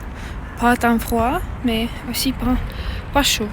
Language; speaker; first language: French; non-native, learner; Russian